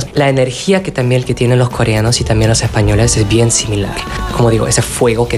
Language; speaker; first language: Spanish; non-native, fluent; Korean